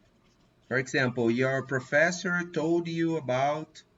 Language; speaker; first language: English; non-native, fluent; Portuguese